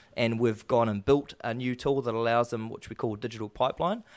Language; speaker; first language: English; native; English